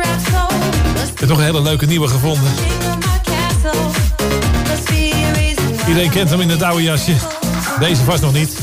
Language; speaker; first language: Dutch; native; Dutch